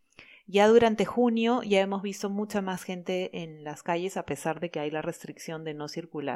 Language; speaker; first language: Spanish; native; Spanish